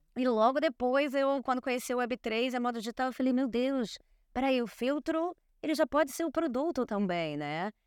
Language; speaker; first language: Portuguese; native; Portuguese